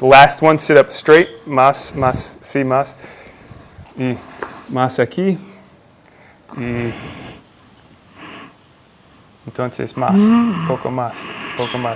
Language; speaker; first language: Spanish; non-native, learner; English